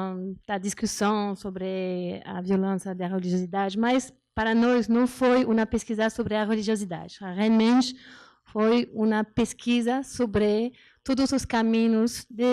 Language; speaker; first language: Portuguese; non-native, learner; French